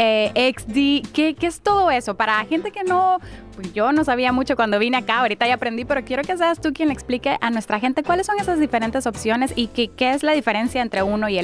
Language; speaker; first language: Spanish; native; Spanish